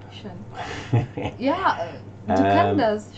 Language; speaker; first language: German; non-native, learner; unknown